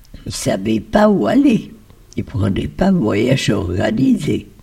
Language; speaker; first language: French; non-native, fluent; Spanish